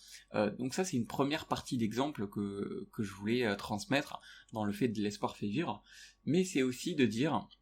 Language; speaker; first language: French; native; French